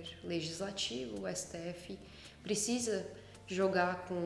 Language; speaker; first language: Portuguese; native; Portuguese